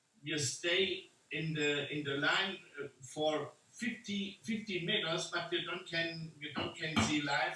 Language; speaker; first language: English; non-native, learner; German